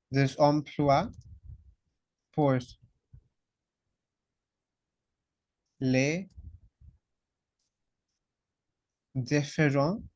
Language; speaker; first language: French; non-native, fluent; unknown